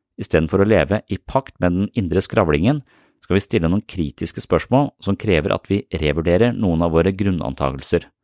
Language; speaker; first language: Norwegian; native; Norwegian